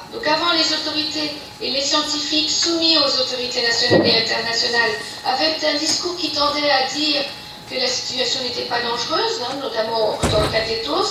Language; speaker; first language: French; native; French